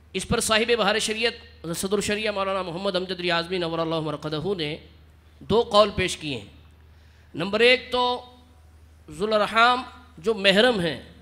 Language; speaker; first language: Urdu; non-native, local second language; Punjabi